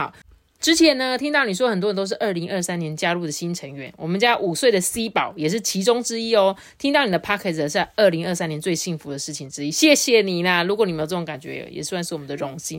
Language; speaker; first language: Chinese; native; Chinese